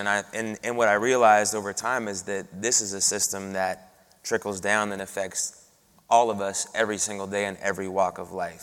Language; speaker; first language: English; native; English